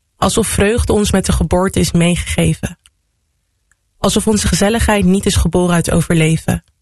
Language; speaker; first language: Dutch; native; Dutch